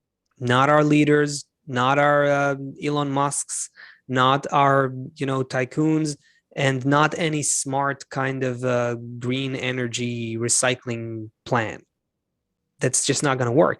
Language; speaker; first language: English; non-native, fluent; Hebrew